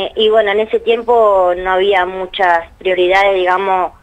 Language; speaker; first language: Spanish; native; Spanish